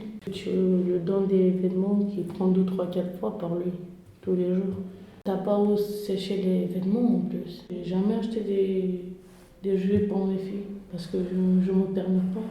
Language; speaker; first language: French; non-native, fluent; Romanian